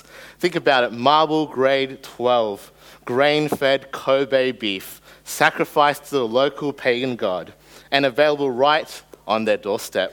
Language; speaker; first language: English; native; English